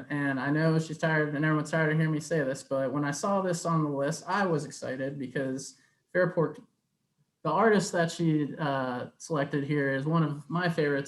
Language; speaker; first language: English; native; English